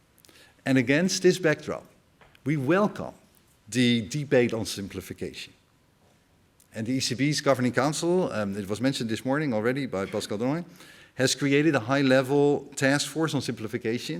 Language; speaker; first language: English; non-native, fluent; Dutch